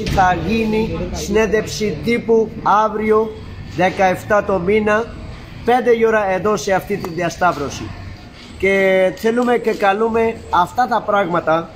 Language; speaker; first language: Greek; non-native, learner; Urdu